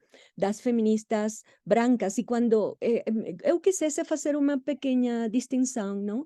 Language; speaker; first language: Portuguese; non-native, fluent; Spanish